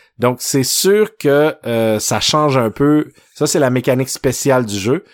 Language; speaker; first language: French; native; French